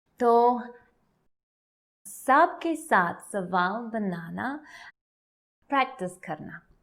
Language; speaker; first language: Hindi; non-native, learner; English